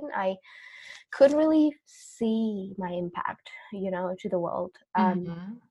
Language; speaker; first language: English; non-native, fluent; Indonesian